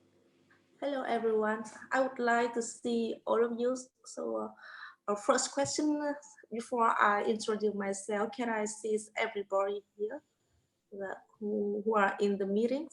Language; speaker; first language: English; non-native, fluent; Vietnamese